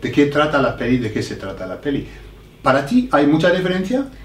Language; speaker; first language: Spanish; non-native, learner; English